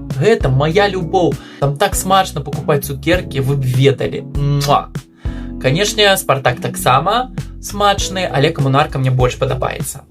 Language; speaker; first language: Belarusian; non-native, local second language; Russian